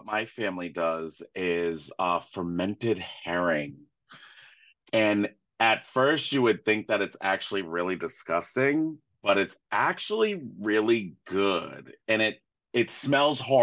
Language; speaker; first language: English; native; English